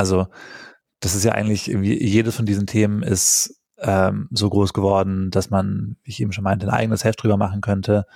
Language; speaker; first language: German; native; German